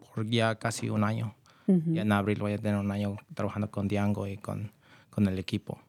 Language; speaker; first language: Spanish; early bilingual, heritage; Spanish